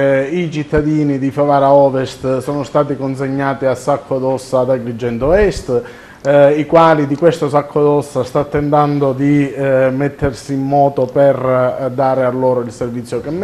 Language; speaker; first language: Italian; native; Italian